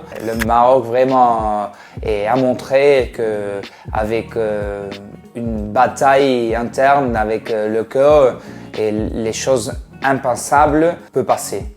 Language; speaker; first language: French; non-native, fluent; Spanish